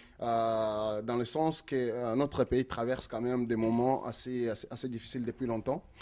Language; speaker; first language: French; non-native, local second language; Lingala